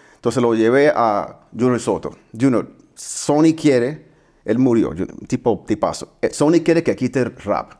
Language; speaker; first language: Spanish; early bilingual, heritage; Spanish